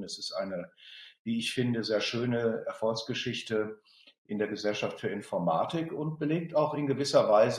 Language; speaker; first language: German; native; German